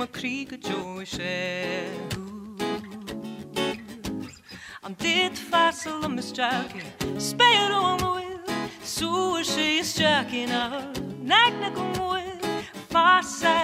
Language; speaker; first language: English; native; English